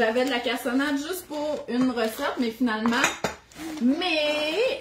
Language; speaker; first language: French; native; French